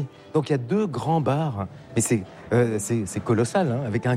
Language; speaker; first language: French; native; French